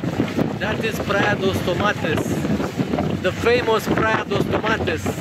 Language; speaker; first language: English; non-native, fluent; Romanian